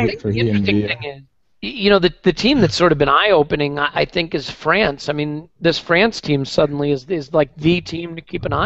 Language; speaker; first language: English; native; English